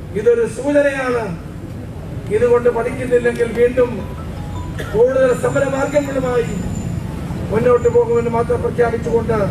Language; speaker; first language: Malayalam; native; Malayalam